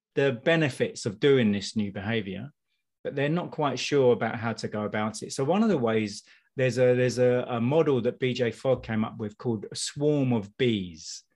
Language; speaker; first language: English; native; English